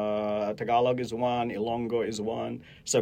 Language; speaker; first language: English; non-native, local second language; Hiligaynon